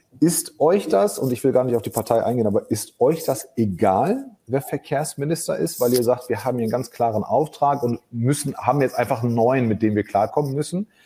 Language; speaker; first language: German; native; German